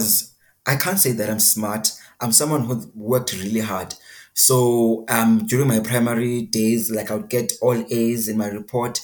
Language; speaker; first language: English; non-native, local second language; Xhosa